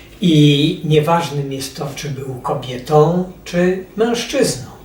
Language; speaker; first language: Polish; native; Polish